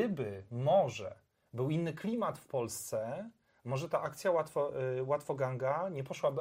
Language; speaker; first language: Polish; native; Polish